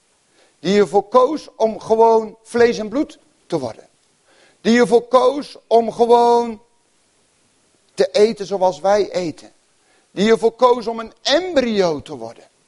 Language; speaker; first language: Dutch; native; Dutch